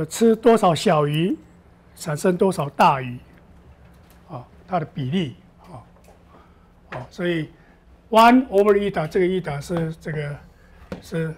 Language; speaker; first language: Chinese; native; Chinese